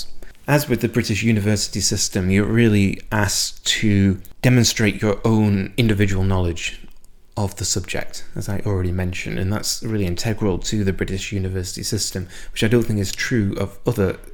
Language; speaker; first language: English; native; English